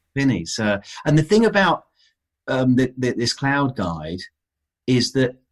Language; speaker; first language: English; native; English